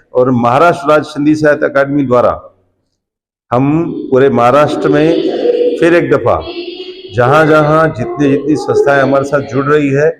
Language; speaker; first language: Hindi; non-native, local second language; Sindhi